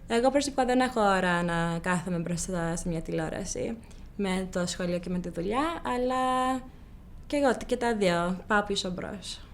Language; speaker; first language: Greek; early bilingual, heritage; Greek